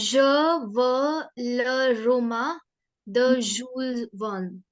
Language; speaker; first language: French; non-native, learner; Hindi